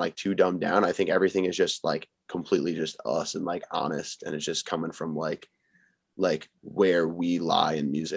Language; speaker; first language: English; native; English